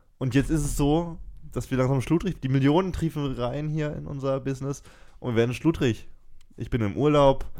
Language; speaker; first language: German; native; German